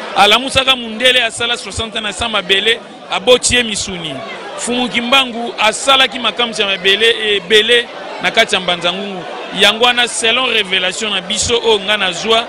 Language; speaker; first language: Lingala; non-native, local second language; Kongo